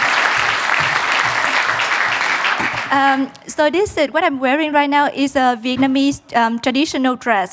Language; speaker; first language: English; non-native, fluent; Vietnamese